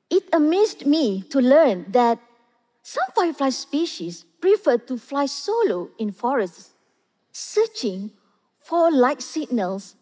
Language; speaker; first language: English; non-native, local second language; Malay